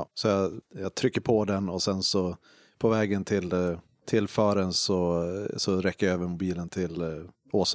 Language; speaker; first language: Swedish; native; Swedish